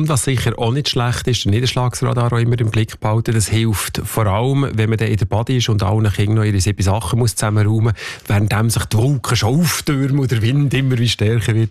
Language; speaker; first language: German; native; German